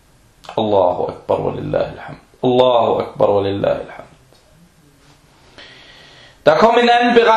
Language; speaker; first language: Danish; non-native, fluent; Arabic